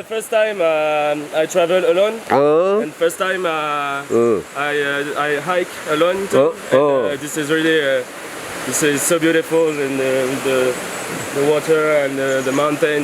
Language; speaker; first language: English; non-native, fluent; French